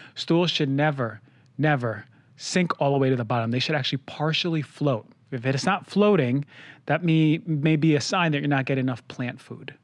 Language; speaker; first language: English; native; English